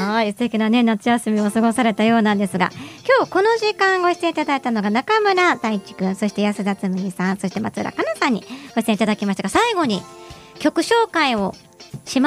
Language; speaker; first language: Japanese; native; Japanese